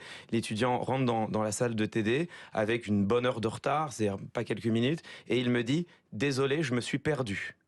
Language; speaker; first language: French; native; French